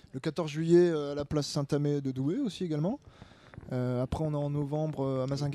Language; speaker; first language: French; native; French